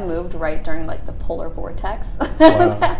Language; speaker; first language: English; native; English